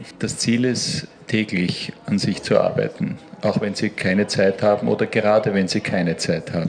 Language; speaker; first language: German; native; German